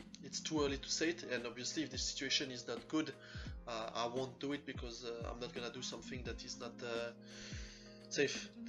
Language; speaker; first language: English; non-native, fluent; French